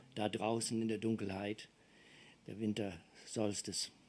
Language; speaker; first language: German; non-native, fluent; English